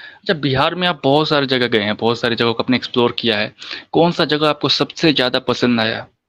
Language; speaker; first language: Hindi; native; Hindi